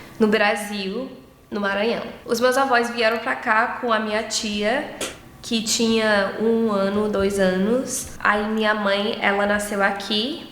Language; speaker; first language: Portuguese; early bilingual, heritage; English